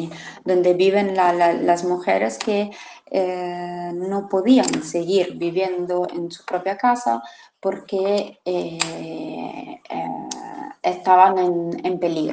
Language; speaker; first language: Spanish; non-native, fluent; Italian